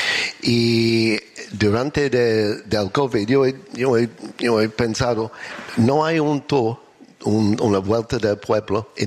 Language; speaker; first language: Spanish; non-native, learner; English